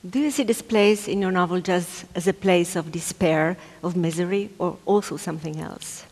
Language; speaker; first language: English; non-native, fluent; Slovenian